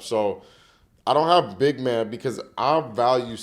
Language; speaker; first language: English; native; English